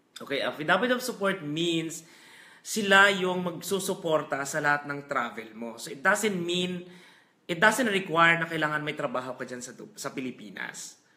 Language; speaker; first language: Filipino; non-native, local second language; Hiligaynon